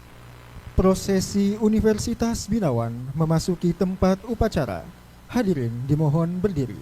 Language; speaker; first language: Indonesian; native; Indonesian